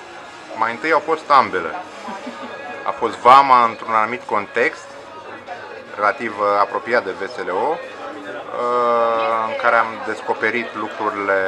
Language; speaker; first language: Romanian; native; Romanian